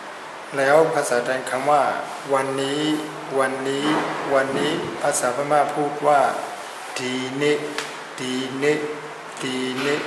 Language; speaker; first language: Thai; non-native, fluent; Burmese